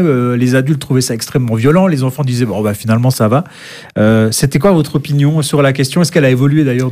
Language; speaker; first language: French; native; French